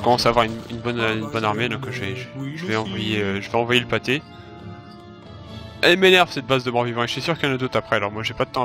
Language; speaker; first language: French; native; French